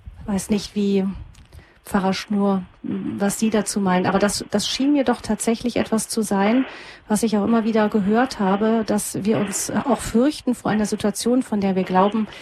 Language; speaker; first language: German; native; German